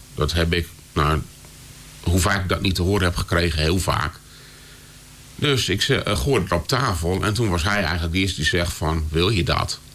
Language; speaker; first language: Dutch; native; Dutch